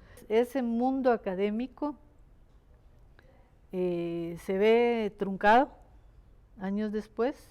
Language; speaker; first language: Spanish; native; Spanish